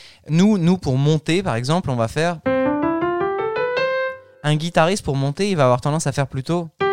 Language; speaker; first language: French; native; French